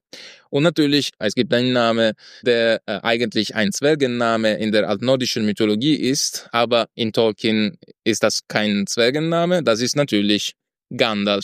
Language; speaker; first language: German; non-native, fluent; Italian